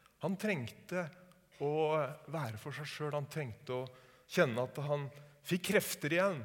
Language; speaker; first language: Norwegian; native; Norwegian